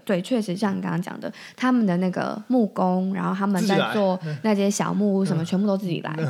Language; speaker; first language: Chinese; native; Chinese